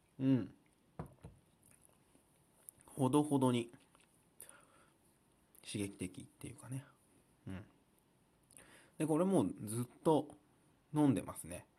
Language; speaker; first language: Japanese; native; Japanese